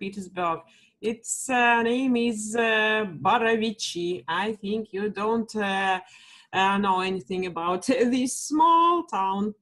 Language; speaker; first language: English; non-native, learner; Russian